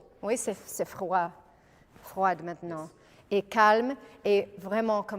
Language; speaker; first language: French; non-native, fluent; English